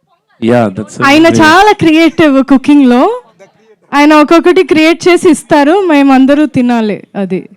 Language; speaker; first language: Telugu; non-native, fluent; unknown